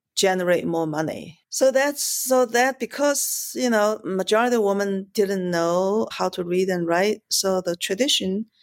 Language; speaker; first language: English; non-native, fluent; Chinese